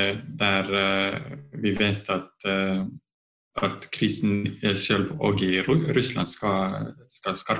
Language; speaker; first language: Norwegian; non-native, fluent; Estonian